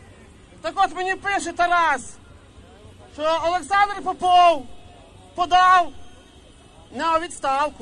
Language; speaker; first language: Ukrainian; native; Ukrainian